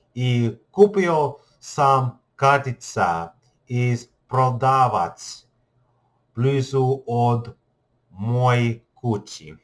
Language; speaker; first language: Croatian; non-native, learner; English